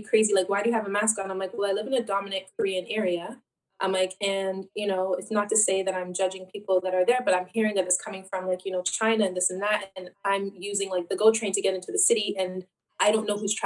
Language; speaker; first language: English; native; English